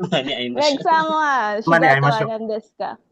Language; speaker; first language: Japanese; non-native, learner; Filipino